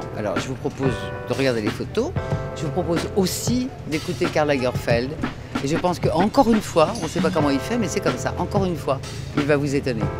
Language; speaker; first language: French; native; French